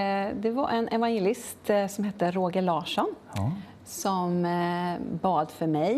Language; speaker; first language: Swedish; native; Swedish